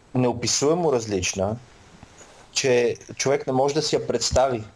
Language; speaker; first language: Bulgarian; native; Bulgarian